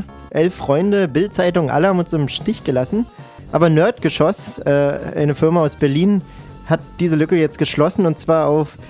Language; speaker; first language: German; native; German